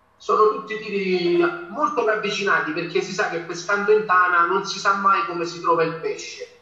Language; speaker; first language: Italian; native; Italian